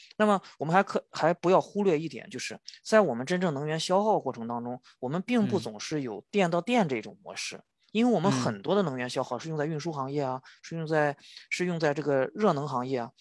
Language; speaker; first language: Chinese; native; Chinese